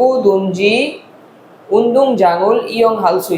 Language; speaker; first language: Korean; non-native, learner; Bangla